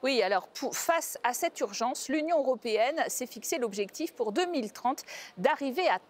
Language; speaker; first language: French; native; French